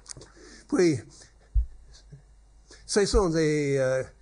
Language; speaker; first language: French; non-native, learner; English